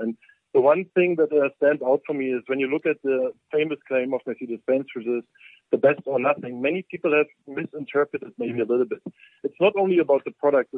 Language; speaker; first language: English; non-native, fluent; German